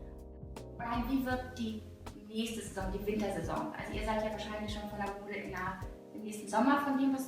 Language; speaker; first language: German; native; German